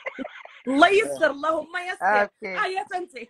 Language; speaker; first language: Arabic; native; Arabic